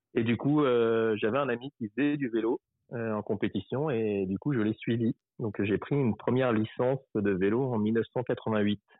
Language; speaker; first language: French; native; French